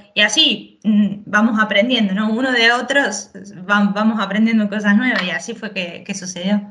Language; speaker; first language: Spanish; native; Spanish